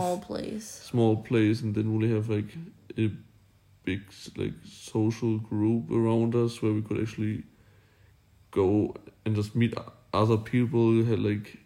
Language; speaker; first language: English; non-native, fluent; German